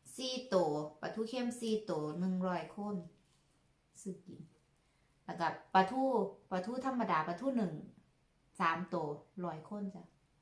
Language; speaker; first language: Thai; native; Thai